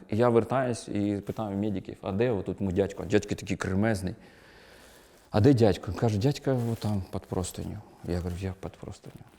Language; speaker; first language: Ukrainian; non-native, local second language; Russian